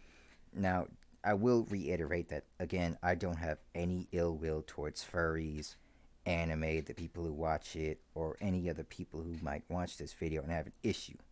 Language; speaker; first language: English; native; English